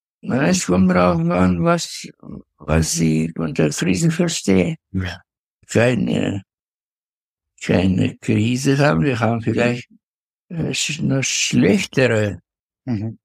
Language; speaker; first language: German; non-native, fluent; Russian